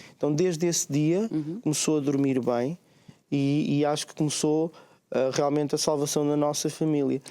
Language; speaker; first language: Portuguese; native; Portuguese